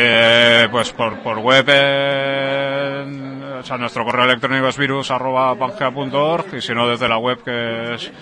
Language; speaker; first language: Spanish; native; Spanish